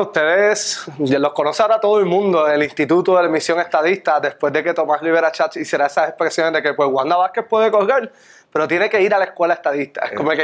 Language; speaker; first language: Spanish; native; Spanish